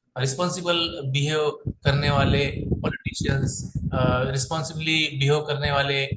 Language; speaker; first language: Hindi; non-native, local second language; Marathi